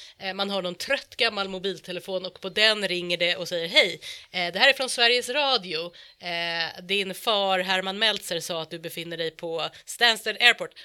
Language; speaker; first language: Swedish; native; Swedish